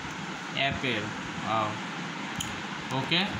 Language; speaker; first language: English; non-native, local second language; Bangla